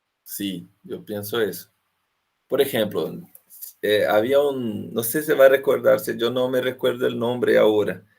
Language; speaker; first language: Spanish; non-native, fluent; Portuguese